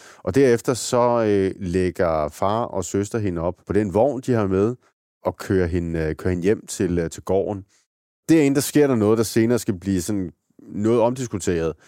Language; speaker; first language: Danish; native; Danish